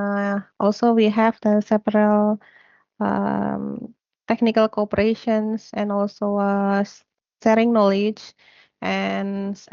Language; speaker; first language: English; non-native, fluent; Indonesian